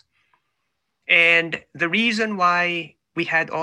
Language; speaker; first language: English; non-native, local second language; Filipino